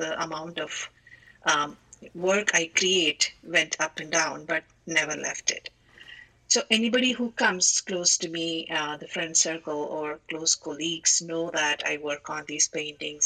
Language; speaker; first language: English; non-native, local second language; Malayalam